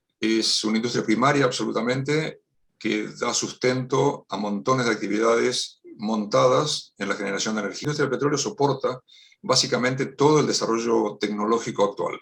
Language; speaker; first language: Spanish; native; Spanish